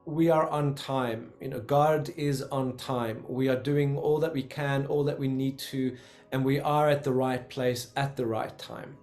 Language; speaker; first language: English; native; English